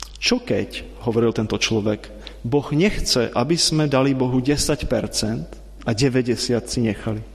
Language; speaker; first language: Slovak; non-native, fluent; Czech